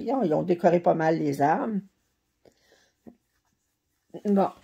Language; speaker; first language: French; native; French